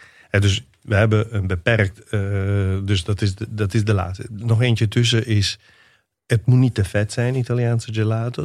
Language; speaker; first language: Dutch; non-native, fluent; Italian